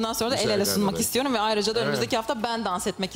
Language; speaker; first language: Turkish; native; Turkish